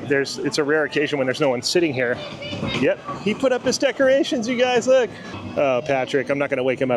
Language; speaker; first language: English; native; English